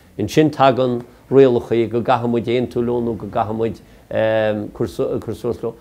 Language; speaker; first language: Irish; native; Irish